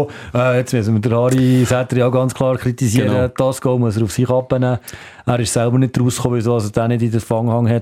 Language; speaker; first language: German; native; German